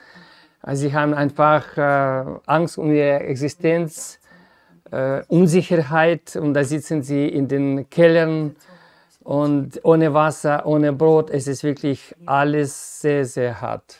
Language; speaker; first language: German; non-native, fluent; Ukrainian